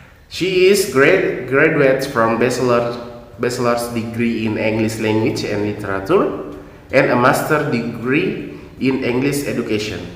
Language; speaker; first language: English; non-native, fluent; Indonesian